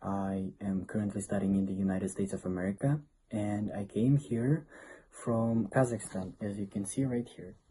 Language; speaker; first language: English; non-native, fluent; Kazakh